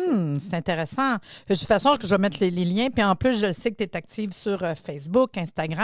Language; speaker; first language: French; native; French